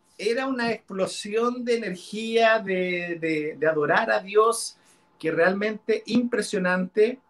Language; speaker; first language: Spanish; non-native, local second language; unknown